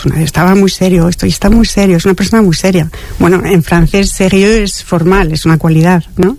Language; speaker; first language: Spanish; non-native, fluent; French